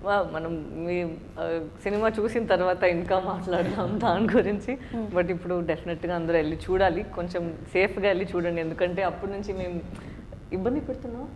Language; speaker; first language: Telugu; non-native, local second language; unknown